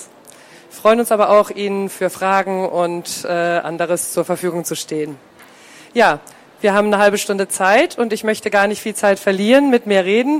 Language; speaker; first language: German; native; German